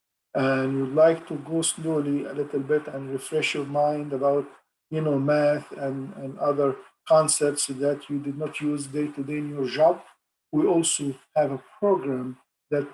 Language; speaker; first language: English; non-native, fluent; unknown